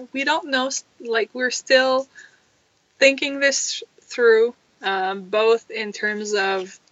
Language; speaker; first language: English; non-native, fluent; French